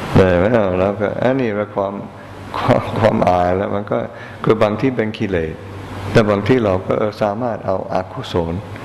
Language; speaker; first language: Thai; non-native, fluent; English